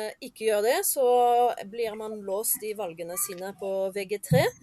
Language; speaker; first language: Norwegian; non-native, fluent; French